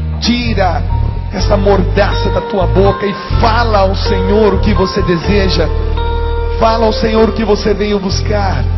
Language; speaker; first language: Portuguese; native; Portuguese